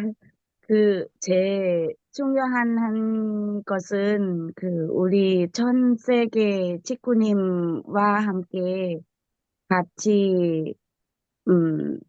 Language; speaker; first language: Korean; non-native, learner; Thai